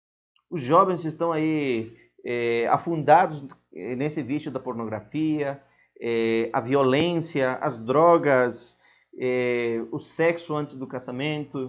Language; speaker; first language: Portuguese; non-native, fluent; Spanish